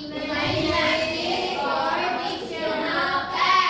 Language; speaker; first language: English; non-native, learner; Indonesian